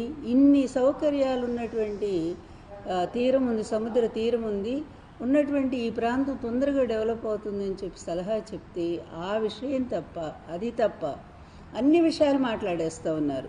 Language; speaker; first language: Telugu; native; Telugu